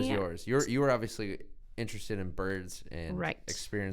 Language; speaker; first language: English; native; English